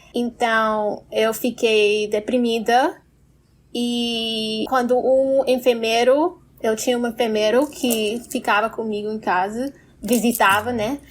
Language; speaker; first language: Portuguese; non-native, fluent; English